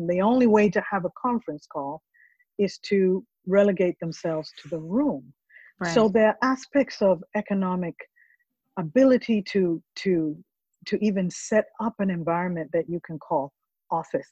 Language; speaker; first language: English; non-native, local second language; Ganda